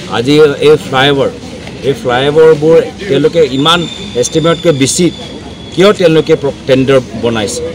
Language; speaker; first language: Assamese; native; Assamese